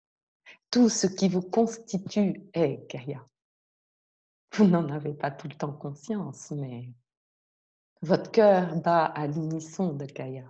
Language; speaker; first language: French; native; French